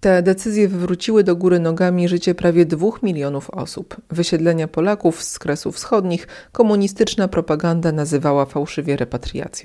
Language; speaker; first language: Polish; native; Polish